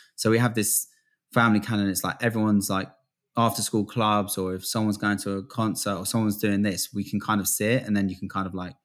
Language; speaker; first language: English; native; English